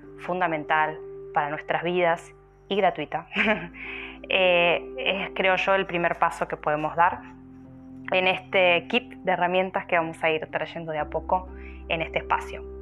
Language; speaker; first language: Spanish; native; Spanish